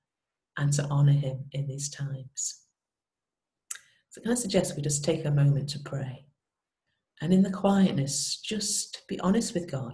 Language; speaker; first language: English; native; English